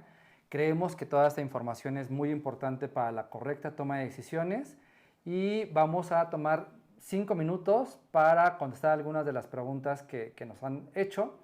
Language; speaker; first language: Spanish; native; Spanish